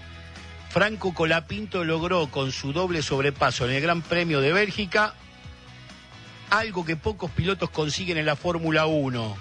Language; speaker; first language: Spanish; native; Spanish